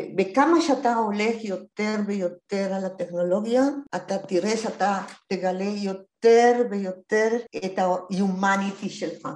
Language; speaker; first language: Hebrew; non-native, fluent; Spanish